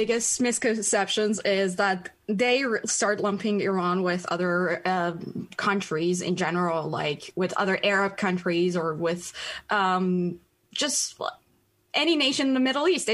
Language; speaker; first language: English; non-native, fluent; Persian